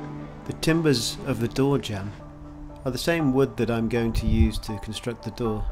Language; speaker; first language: English; native; English